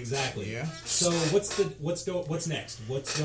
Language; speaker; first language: English; native; English